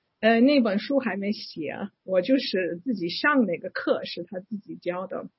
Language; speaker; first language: Chinese; non-native, fluent; English